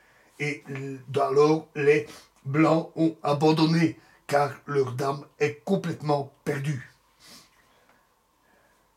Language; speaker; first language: French; native; French